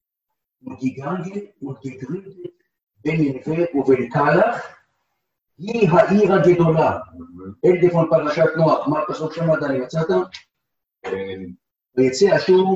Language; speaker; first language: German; non-native, learner; Hebrew